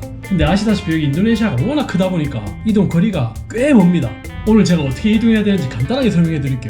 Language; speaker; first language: Korean; native; Korean